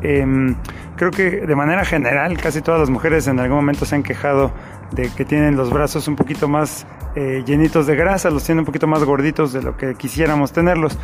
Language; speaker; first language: Spanish; native; Spanish